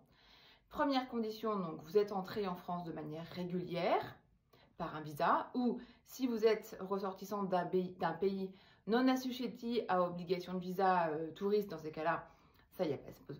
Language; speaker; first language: French; native; French